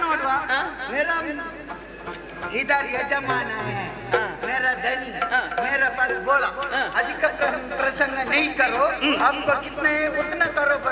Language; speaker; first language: Hindi; non-native, local second language; Kannada